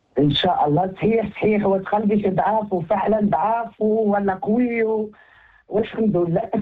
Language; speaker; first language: Arabic; early bilingual, heritage; Arabic